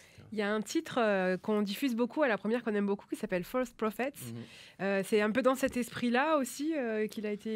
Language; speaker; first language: French; native; French